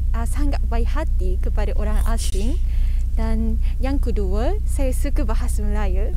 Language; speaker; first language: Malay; non-native, fluent; Japanese